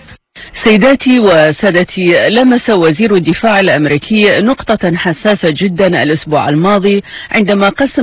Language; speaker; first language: Arabic; native; Arabic